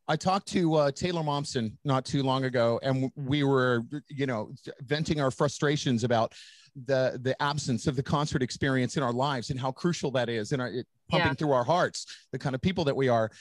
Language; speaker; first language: English; native; English